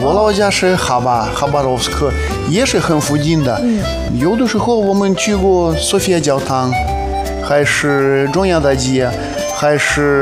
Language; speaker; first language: Chinese; non-native, learner; Russian